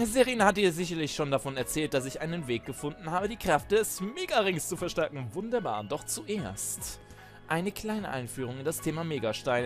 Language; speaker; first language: German; native; German